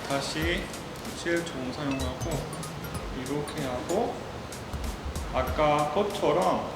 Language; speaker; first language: Korean; non-native, learner; Spanish